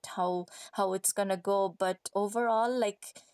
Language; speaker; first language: English; non-native, fluent; Persian